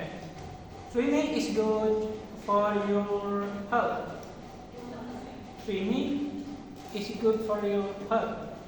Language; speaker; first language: English; non-native, learner; Indonesian